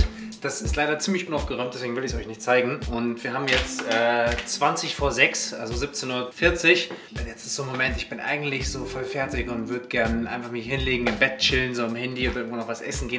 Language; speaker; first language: German; native; German